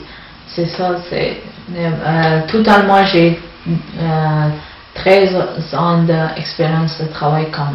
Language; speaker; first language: French; non-native, learner; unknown